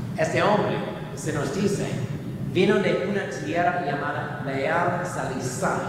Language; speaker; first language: Spanish; non-native, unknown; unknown